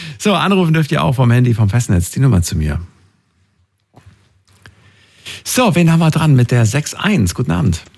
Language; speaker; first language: German; native; German